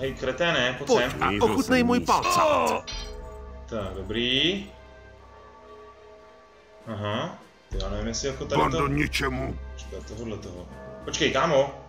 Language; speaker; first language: Czech; native; Czech